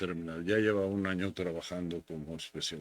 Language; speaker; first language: Spanish; native; Spanish